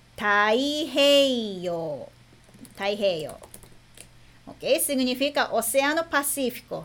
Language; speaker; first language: Portuguese; non-native, fluent; Japanese